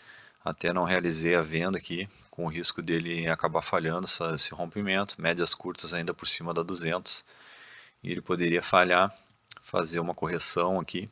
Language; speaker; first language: Portuguese; native; Portuguese